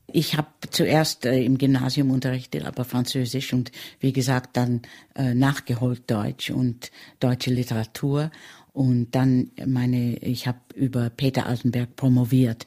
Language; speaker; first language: German; early bilingual, heritage; German